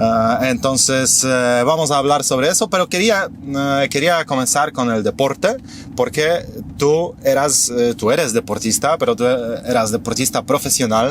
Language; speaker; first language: Spanish; non-native, fluent; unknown